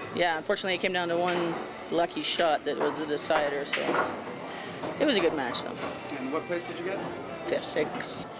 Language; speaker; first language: English; native; English